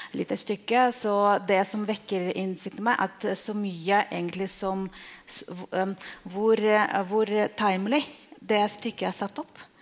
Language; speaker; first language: Norwegian; non-native, fluent; Russian